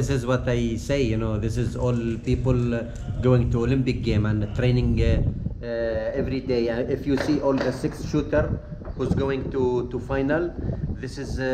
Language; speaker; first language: English; non-native, fluent; Arabic